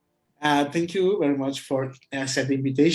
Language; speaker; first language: English; non-native, learner; Spanish